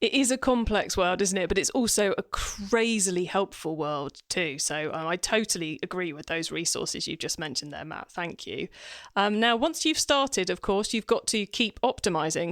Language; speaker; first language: English; native; English